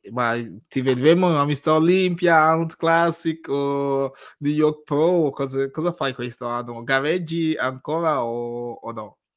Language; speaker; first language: Italian; non-native, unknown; English